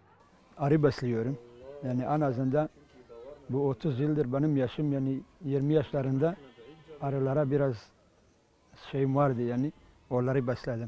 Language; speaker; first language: Turkish; non-native, local second language; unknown